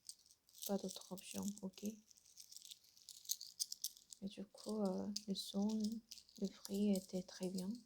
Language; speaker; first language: French; non-native, learner; Korean